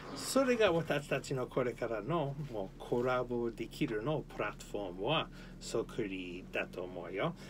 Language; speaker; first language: Japanese; non-native, learner; English